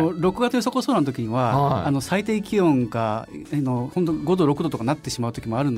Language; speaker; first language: Japanese; native; Japanese